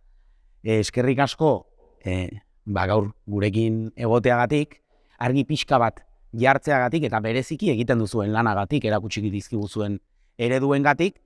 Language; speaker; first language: Basque; native; Basque